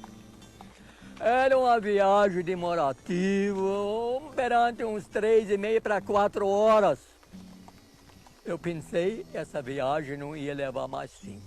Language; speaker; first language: Portuguese; non-native, local second language; Low German